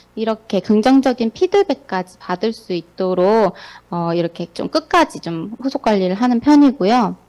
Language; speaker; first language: Korean; native; Korean